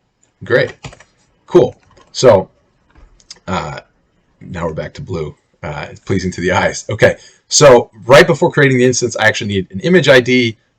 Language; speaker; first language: English; native; English